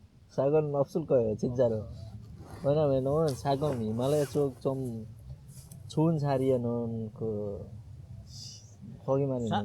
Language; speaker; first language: Korean; non-native, fluent; Nepali